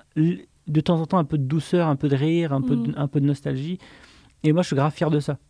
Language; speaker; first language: French; native; French